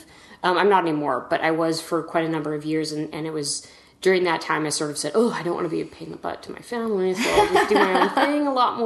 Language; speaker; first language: English; native; English